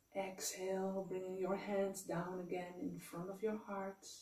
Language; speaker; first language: English; non-native, fluent; Dutch